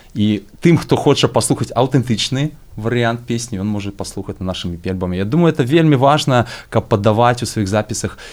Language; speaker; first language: Belarusian; non-native, local second language; Russian